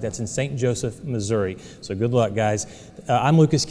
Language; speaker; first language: English; native; English